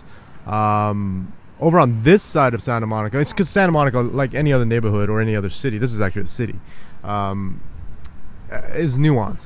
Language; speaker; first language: English; native; English